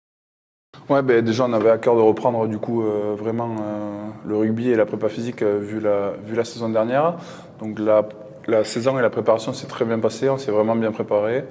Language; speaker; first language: French; native; French